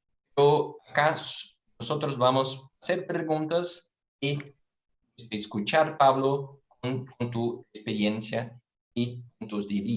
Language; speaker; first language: Spanish; non-native, fluent; Portuguese